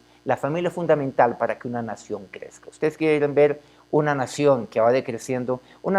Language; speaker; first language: Spanish; native; Spanish